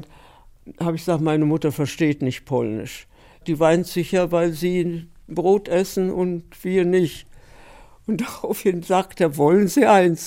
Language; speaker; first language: German; early bilingual, heritage; German